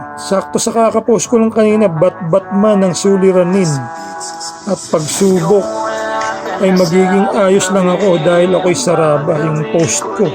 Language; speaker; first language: Filipino; native; Filipino